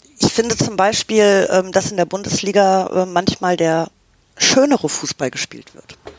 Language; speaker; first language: German; early bilingual, other home language; English